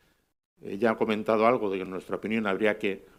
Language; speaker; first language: Spanish; native; Spanish